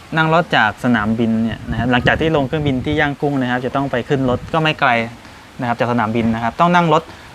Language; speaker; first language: Thai; native; Thai